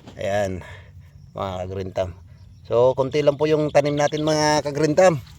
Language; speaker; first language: Filipino; non-native, local second language; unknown